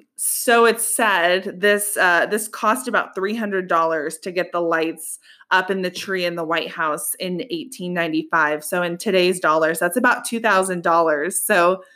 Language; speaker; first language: English; native; English